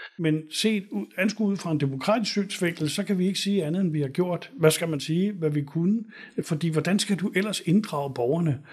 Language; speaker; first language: Danish; native; Danish